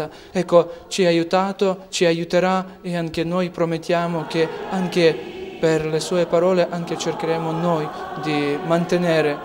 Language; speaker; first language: Italian; non-native, fluent; Ukrainian